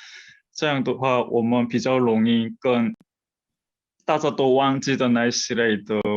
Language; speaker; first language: Chinese; non-native, fluent; Korean